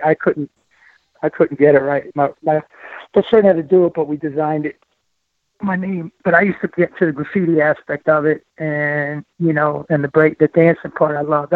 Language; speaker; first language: English; native; English